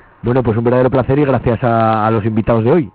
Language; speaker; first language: Spanish; native; Spanish